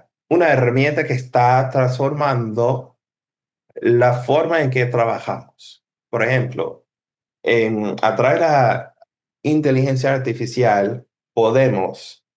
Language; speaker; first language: Spanish; non-native, fluent; English